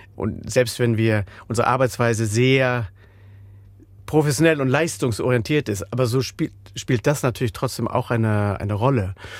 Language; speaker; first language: German; native; German